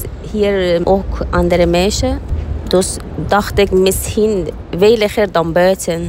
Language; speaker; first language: Dutch; non-native, learner; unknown